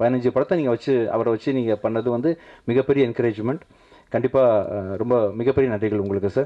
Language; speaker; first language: Tamil; native; Tamil